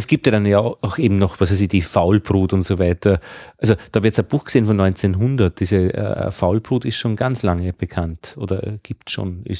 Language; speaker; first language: German; native; German